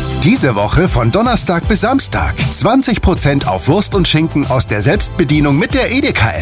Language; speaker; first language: German; native; German